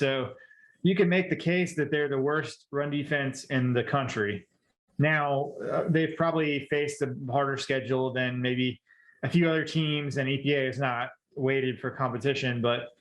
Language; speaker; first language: English; native; English